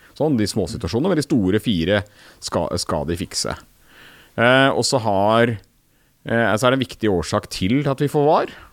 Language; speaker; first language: Norwegian; native; Norwegian